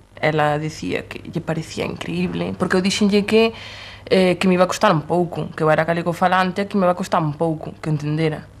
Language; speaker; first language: Galician; native; Galician